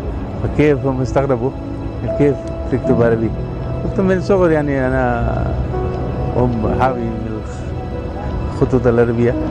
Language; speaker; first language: Arabic; non-native, fluent; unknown